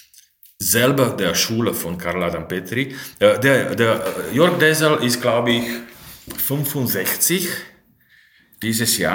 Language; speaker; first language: German; non-native, fluent; Slovak